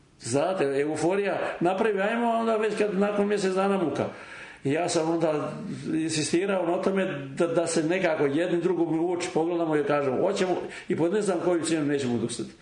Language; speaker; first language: Serbian; native; Serbian